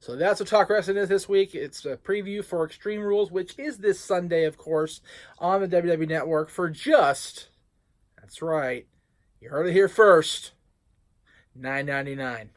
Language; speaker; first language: English; native; English